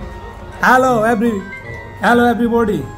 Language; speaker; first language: English; non-native, learner; Bangla